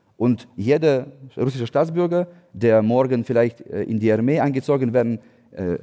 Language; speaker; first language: German; non-native, fluent; Ukrainian